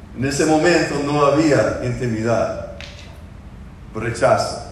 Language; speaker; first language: Spanish; non-native, fluent; English